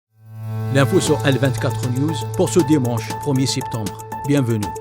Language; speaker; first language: French; non-native, local second language; Arabic